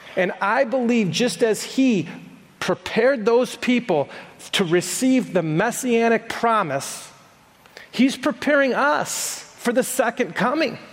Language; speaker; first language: English; native; English